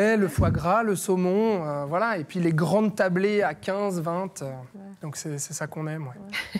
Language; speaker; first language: French; native; French